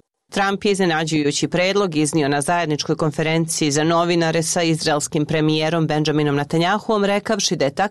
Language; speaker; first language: Serbian; native; Serbian